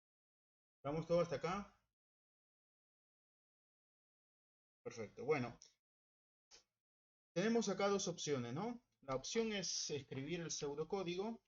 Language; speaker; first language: Spanish; native; Spanish